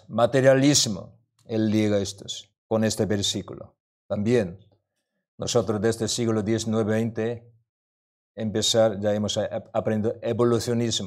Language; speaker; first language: Spanish; non-native, learner; Korean